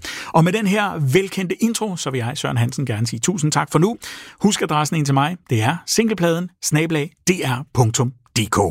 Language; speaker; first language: Danish; native; Danish